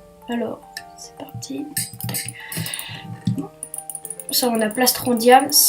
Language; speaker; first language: French; native; French